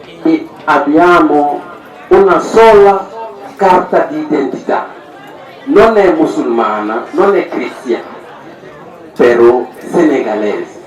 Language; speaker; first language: Italian; non-native, learner; Wolof